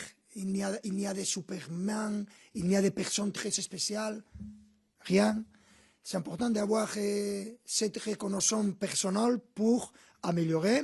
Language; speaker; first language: French; non-native, fluent; Spanish